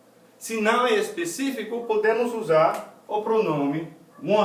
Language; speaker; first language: Portuguese; non-native, fluent; English